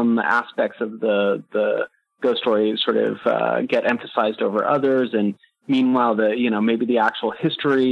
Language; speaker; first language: English; native; English